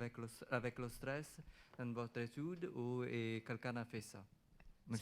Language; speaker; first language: French; non-native, fluent; Italian